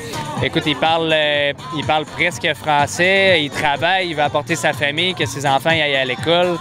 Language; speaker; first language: French; native; French